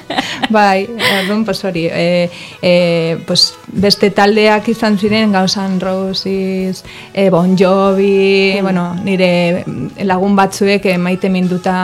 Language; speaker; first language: Basque; non-native, local second language; Spanish